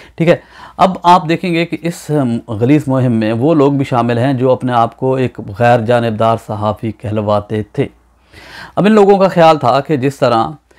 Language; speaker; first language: Urdu; native; Urdu